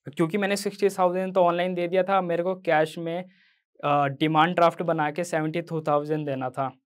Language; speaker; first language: Hindi; native; Hindi